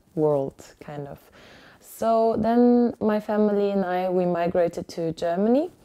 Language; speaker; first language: English; early bilingual, other home language; Ukrainian